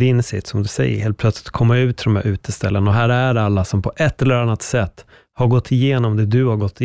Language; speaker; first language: Swedish; native; Swedish